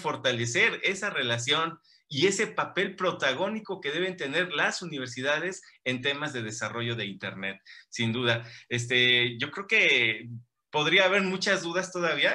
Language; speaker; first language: Spanish; native; Spanish